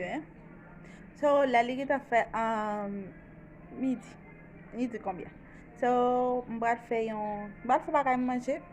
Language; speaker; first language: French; non-native, local second language; Haitian Creole